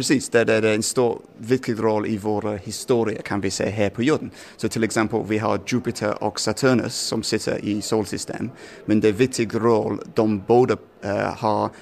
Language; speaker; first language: Swedish; non-native, fluent; English